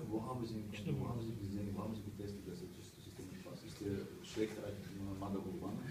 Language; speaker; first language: German; non-native, learner; Azerbaijani